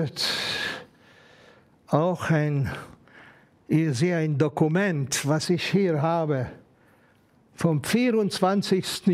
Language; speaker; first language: German; non-native, fluent; Hungarian